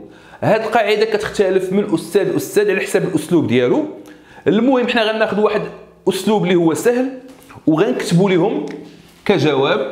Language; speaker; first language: Arabic; native; Arabic